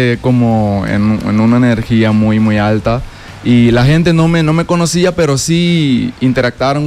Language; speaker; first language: Spanish; non-native, fluent; Papiamento